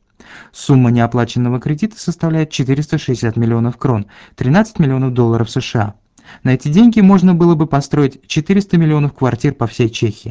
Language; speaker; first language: Russian; native; Russian